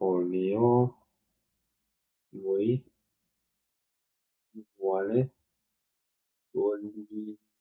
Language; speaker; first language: Italian; non-native, learner; English